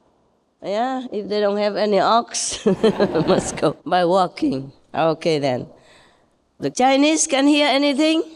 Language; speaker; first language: English; non-native, fluent; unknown